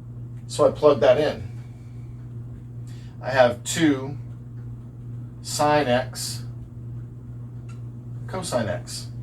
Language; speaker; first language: English; native; English